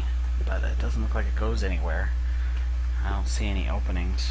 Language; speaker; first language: English; native; English